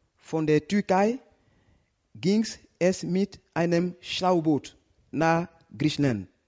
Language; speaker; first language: German; non-native, learner; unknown